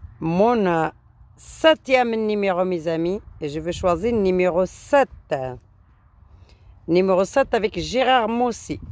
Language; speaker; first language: French; non-native, learner; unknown